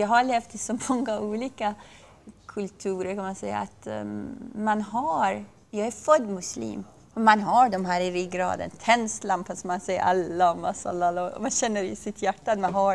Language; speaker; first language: Swedish; non-native, fluent; Persian